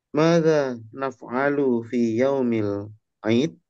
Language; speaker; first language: Arabic; non-native, learner; Indonesian